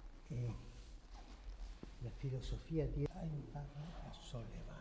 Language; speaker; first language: Italian; early bilingual, heritage; Spanish